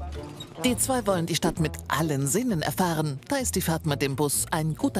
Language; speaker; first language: German; native; German